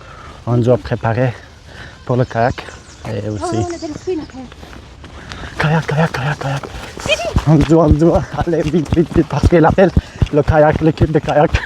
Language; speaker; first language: French; non-native, learner; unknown